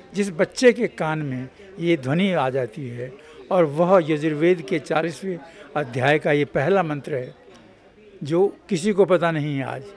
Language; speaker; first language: Hindi; native; Hindi